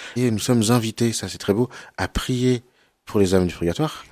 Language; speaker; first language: French; native; French